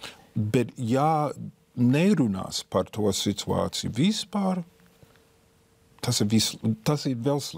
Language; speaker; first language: Latvian; non-native, fluent; English